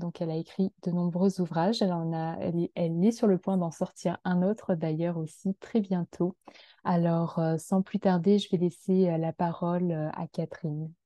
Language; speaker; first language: French; native; French